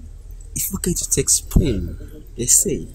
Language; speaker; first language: French; non-native, local second language; Rundi